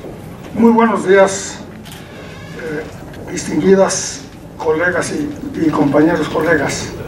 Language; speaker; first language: Spanish; native; Spanish